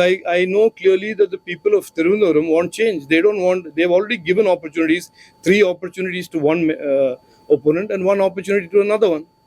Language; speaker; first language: English; non-native, local second language; Malayalam